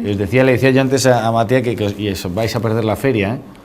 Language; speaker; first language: Spanish; native; Spanish